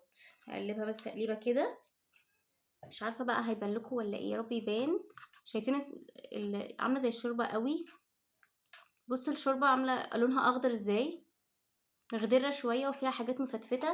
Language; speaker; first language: Arabic; native; Arabic